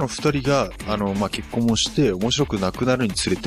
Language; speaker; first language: Japanese; native; Japanese